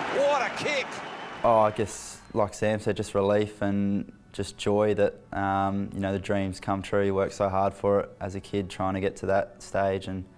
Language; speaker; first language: English; native; English